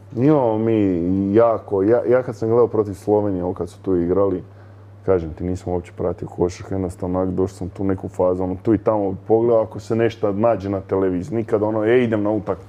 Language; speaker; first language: Croatian; native; Croatian